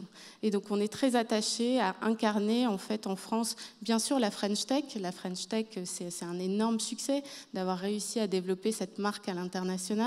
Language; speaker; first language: French; native; French